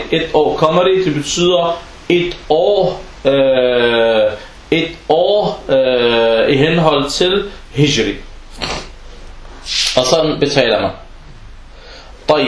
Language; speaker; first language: Danish; early bilingual, other home language; Arabic